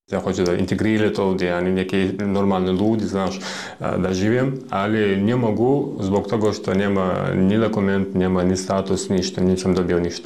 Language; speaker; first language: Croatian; non-native, learner; Russian